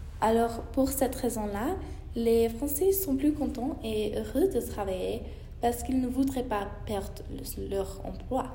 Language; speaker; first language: French; non-native, learner; English